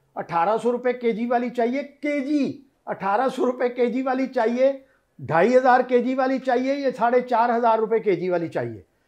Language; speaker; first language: Urdu; non-native, local second language; Punjabi